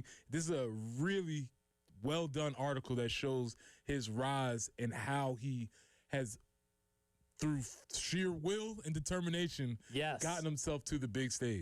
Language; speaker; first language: English; native; English